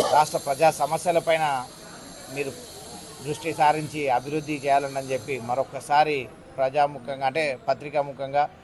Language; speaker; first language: Telugu; native; Telugu